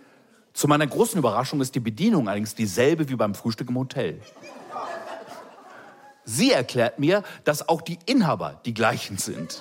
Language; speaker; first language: German; native; German